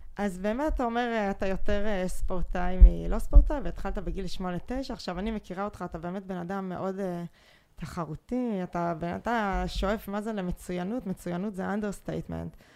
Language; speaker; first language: Hebrew; native; Hebrew